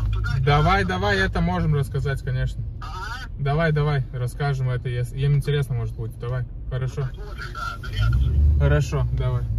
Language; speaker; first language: Russian; non-native, local second language; Lithuanian